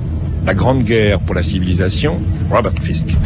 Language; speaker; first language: French; native; French